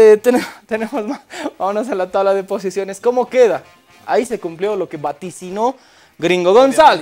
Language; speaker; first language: Spanish; native; Spanish